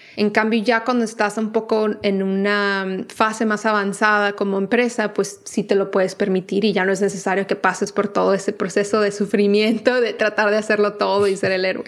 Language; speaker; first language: Spanish; native; Spanish